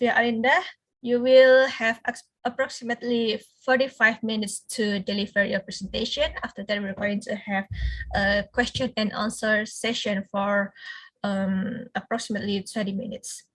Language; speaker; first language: English; non-native, fluent; Indonesian